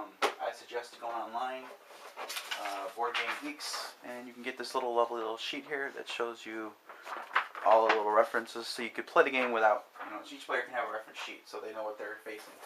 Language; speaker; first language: English; native; English